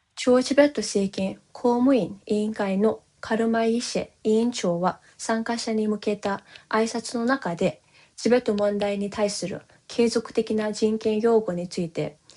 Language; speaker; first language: Japanese; non-native, fluent; Tibetan